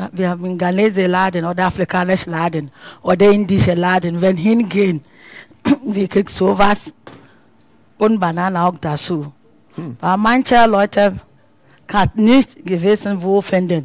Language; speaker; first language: German; non-native, learner; Akan